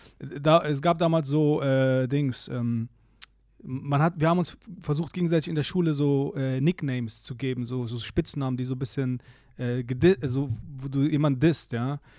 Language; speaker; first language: German; early bilingual, other home language; Polish